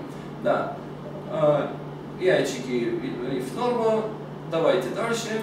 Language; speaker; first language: Russian; non-native, fluent; Bulgarian